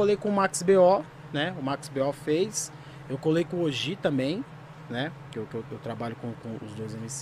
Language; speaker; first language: Portuguese; native; Portuguese